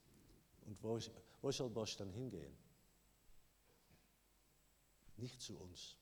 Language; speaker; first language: German; non-native, learner; Dutch